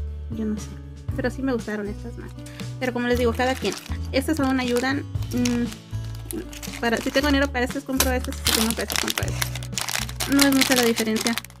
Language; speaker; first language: Spanish; early bilingual, heritage; Spanish